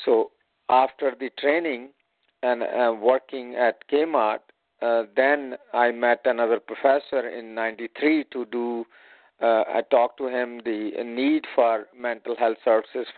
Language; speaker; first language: English; non-native, local second language; Punjabi